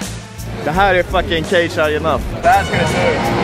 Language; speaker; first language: Swedish; native; Swedish